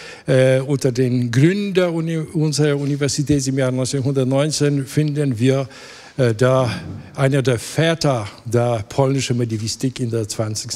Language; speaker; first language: German; non-native, fluent; Polish